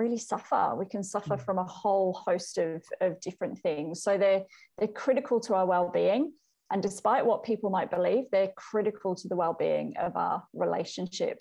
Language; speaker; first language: English; native; English